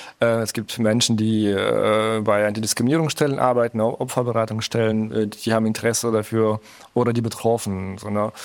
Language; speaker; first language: German; early bilingual, other home language; Russian